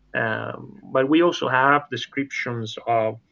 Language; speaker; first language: English; non-native, fluent; Italian